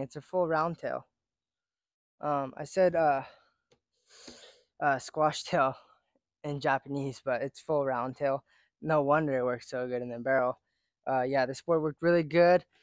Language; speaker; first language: English; early bilingual, other home language; Japanese